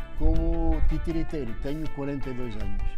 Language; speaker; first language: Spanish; non-native, learner; Portuguese